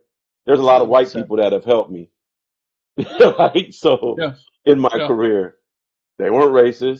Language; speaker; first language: English; native; English